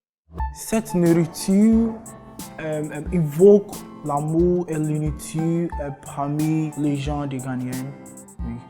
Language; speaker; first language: French; non-native, learner; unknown